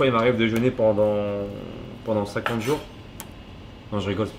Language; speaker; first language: French; native; French